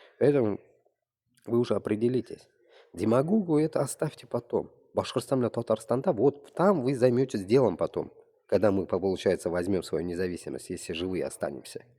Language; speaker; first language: Russian; non-native, local second language; Tatar